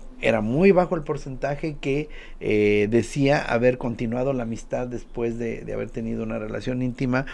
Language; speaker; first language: Spanish; native; Spanish